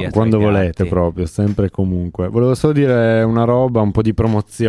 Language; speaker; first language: Italian; native; Italian